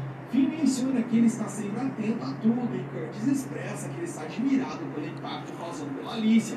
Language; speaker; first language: Portuguese; native; Portuguese